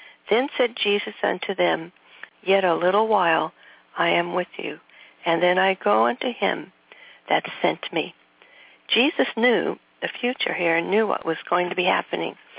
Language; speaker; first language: English; native; English